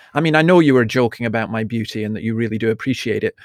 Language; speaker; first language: English; native; English